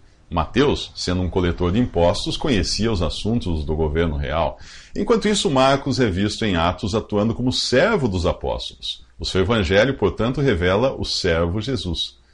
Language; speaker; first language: Portuguese; native; Portuguese